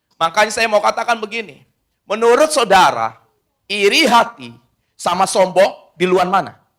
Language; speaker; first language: Indonesian; native; Indonesian